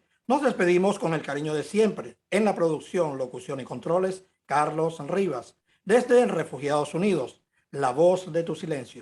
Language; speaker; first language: Spanish; native; Spanish